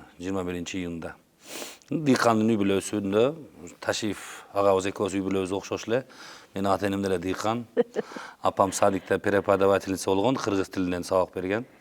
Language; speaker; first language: Kyrgyz; non-native, local second language; Uzbek